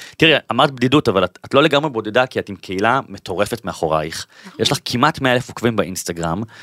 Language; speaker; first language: Hebrew; native; Hebrew